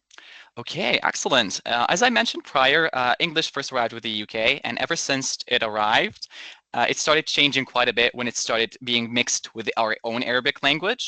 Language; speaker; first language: English; non-native, local second language; Arabic